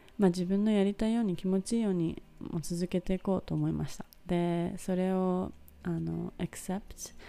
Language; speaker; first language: Japanese; early bilingual, heritage; Japanese